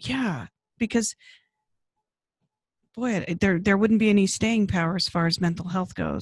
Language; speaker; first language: English; native; English